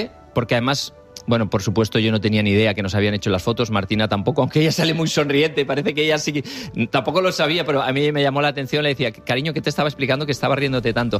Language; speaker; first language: Spanish; native; Spanish